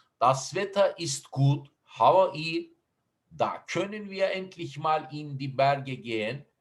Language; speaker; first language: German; non-native, fluent; Turkish